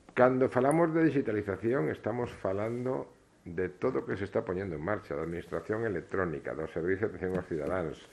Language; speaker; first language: Galician; native; Galician